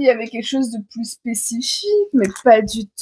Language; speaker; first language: French; native; French